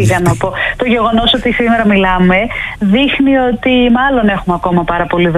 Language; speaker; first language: Greek; native; Greek